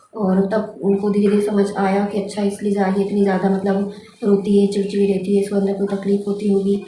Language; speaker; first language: Hindi; native; Hindi